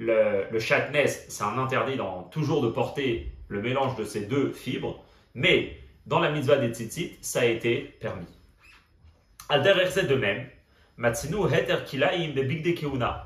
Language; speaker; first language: French; native; French